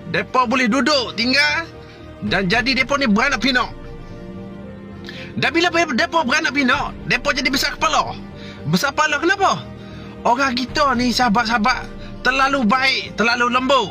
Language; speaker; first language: Malay; native; Malay